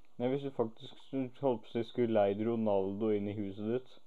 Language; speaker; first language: Norwegian; native; Norwegian